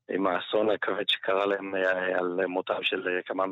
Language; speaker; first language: Hebrew; non-native, fluent; French